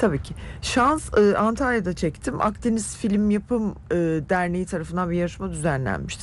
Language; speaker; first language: Turkish; native; Turkish